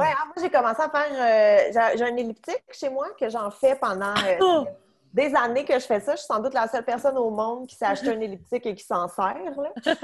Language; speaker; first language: French; native; French